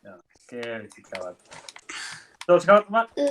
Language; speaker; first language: Welsh; native; Welsh